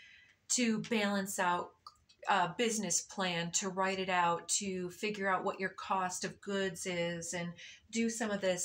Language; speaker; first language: English; native; English